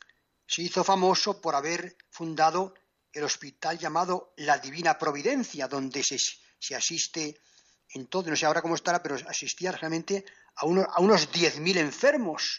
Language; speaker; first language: Spanish; native; Spanish